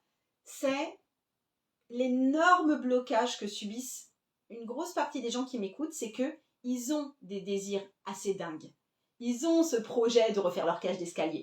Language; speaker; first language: French; native; French